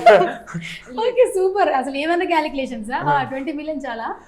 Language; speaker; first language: Telugu; native; Telugu